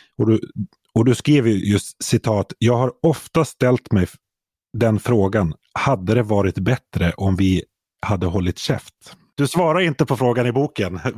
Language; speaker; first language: Swedish; native; Swedish